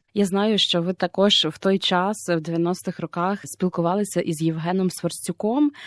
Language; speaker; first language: Ukrainian; native; Ukrainian